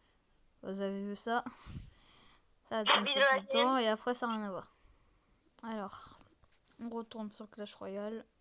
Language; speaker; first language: French; native; French